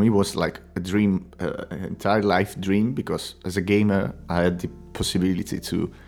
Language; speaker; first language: English; non-native, fluent; Italian